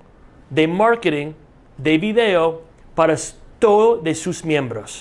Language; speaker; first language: Spanish; non-native, fluent; English